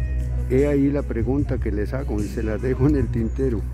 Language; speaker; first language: Spanish; native; Spanish